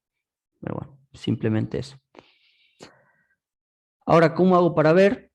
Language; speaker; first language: Spanish; native; Spanish